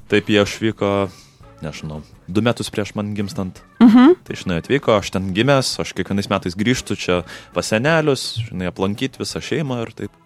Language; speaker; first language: Lithuanian; early bilingual, heritage; Lithuanian